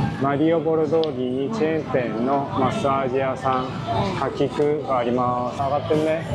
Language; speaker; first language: Japanese; native; Japanese